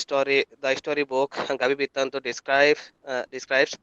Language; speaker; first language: English; non-native, learner; Bangla